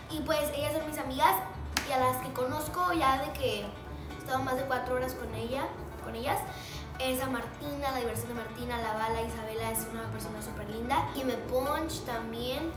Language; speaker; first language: Spanish; native; Spanish